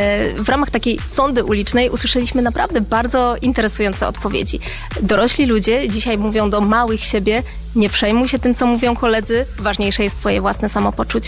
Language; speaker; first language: Polish; native; Polish